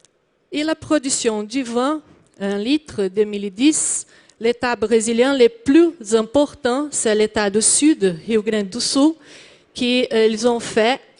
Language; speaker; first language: French; non-native, learner; Portuguese